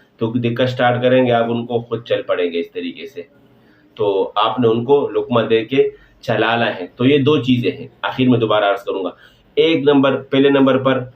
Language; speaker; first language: Urdu; non-native, local second language; Pashto